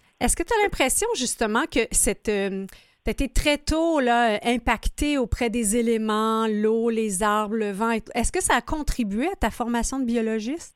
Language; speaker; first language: French; native; French